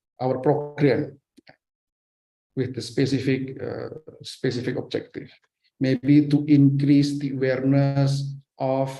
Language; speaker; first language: English; non-native, fluent; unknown